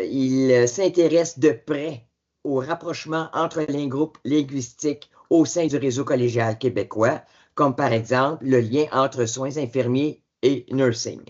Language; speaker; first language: French; native; French